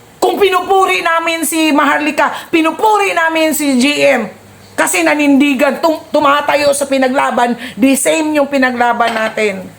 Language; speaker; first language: Filipino; non-native, local second language; Cebuano